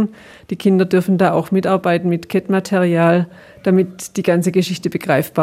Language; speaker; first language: German; native; German